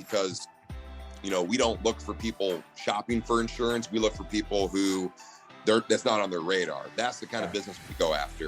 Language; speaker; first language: English; native; English